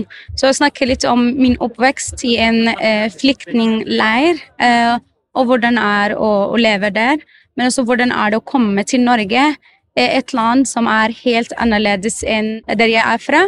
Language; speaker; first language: Norwegian; non-native, fluent; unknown